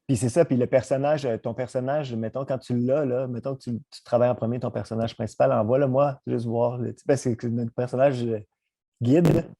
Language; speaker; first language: French; native; French